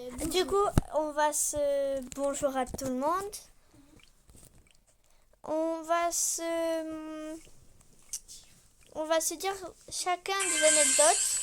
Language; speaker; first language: French; native; French